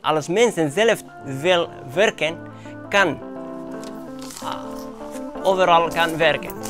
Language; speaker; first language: Dutch; non-native, learner; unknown